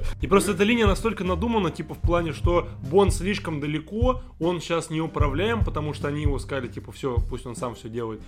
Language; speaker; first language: Russian; native; Russian